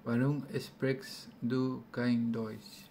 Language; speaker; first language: German; non-native, learner; Spanish